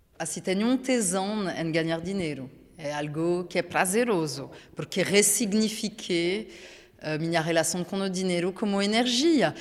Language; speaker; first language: Portuguese; non-native, fluent; French